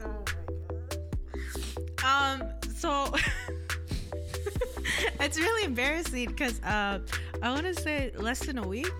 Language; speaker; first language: English; early bilingual, other home language; Spanish